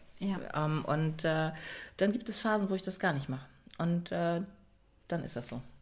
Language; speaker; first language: German; native; German